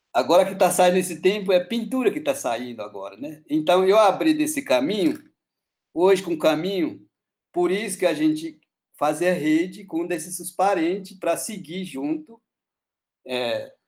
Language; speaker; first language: Portuguese; non-native, local second language; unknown